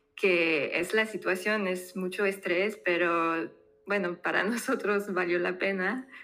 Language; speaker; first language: Spanish; non-native, fluent; French